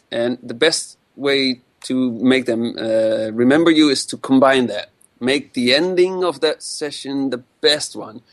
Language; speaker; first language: English; non-native, fluent; Dutch